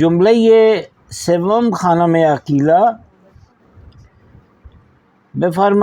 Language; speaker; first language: Persian; non-native, fluent; Urdu